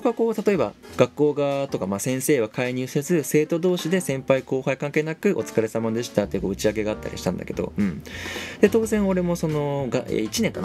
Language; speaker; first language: Japanese; native; Japanese